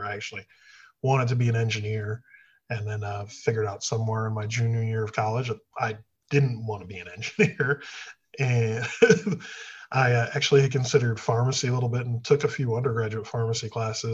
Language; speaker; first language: English; native; English